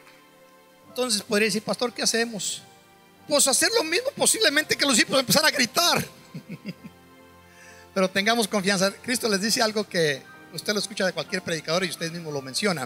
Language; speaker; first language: Spanish; native; Spanish